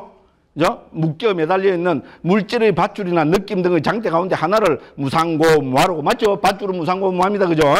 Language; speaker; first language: Korean; native; Korean